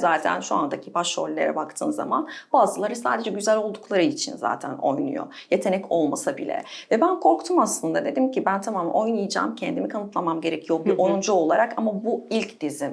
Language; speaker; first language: Turkish; non-native, fluent; Arabic